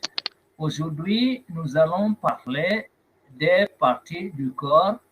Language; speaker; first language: French; non-native, fluent; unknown